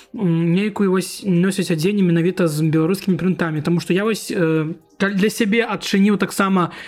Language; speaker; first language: Belarusian; non-native, local second language; Russian